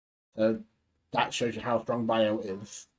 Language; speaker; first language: English; native; English